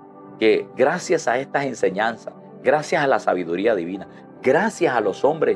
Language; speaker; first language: Spanish; native; Spanish